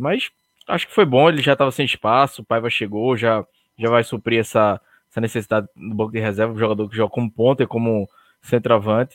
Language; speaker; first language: Portuguese; native; Portuguese